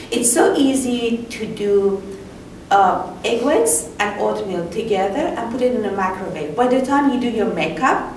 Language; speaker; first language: English; non-native, fluent; Persian